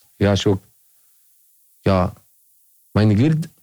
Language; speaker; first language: German; non-native, learner; Arabic